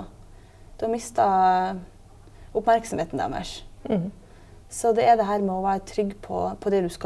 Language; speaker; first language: Norwegian; native; Norwegian